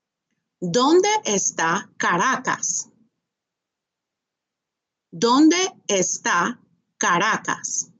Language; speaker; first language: Spanish; non-native, fluent; English